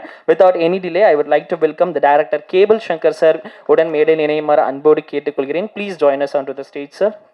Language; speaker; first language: Tamil; native; Tamil